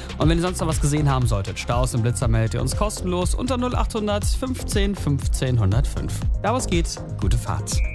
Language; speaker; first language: German; native; German